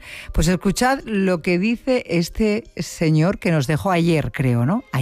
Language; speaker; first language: Spanish; native; Spanish